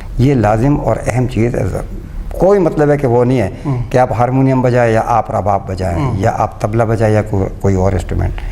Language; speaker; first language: Urdu; non-native, local second language; Pashto